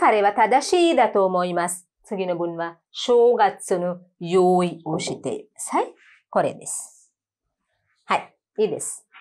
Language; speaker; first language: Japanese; non-native, learner; Sinhala